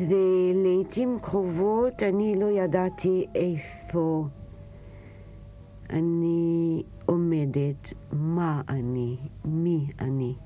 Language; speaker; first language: Hebrew; non-native, fluent; French